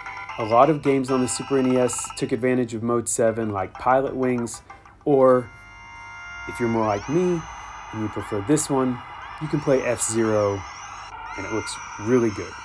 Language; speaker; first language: English; native; English